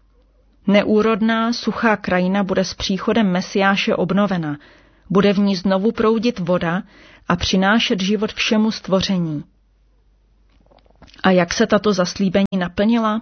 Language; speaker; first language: Czech; native; Czech